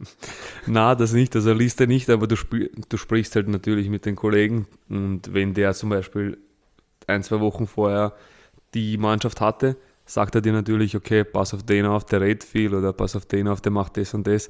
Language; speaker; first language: German; early bilingual, other home language; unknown